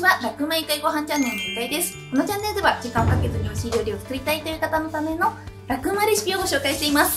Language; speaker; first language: Japanese; native; Japanese